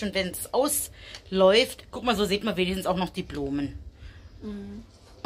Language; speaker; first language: German; native; German